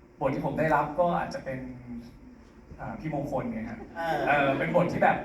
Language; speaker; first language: Thai; native; Thai